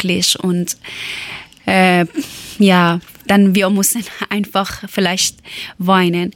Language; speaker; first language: German; non-native, learner; Persian